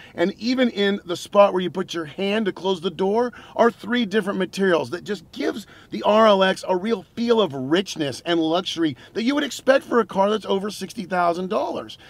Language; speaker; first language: English; native; English